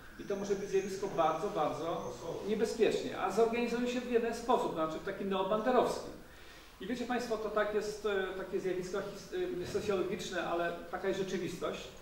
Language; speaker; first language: Polish; native; Polish